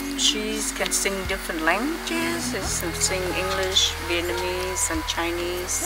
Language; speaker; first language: English; early bilingual, other home language; Vietnamese